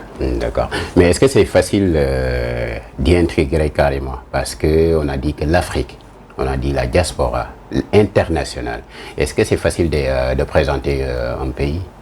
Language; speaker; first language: French; non-native, local second language; Wolof